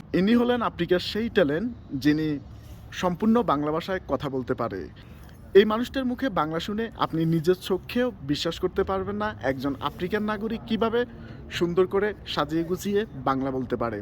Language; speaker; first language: Bangla; native; Bangla